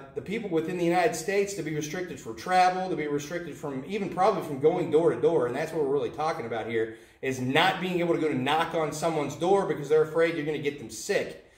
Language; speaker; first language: English; native; English